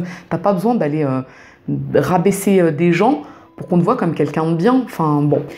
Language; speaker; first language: French; native; French